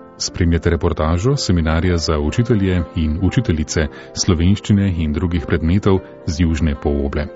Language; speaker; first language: Slovenian; native; Slovenian